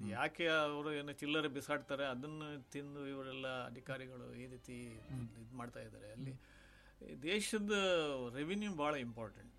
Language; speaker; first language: Kannada; non-native, local second language; Konkani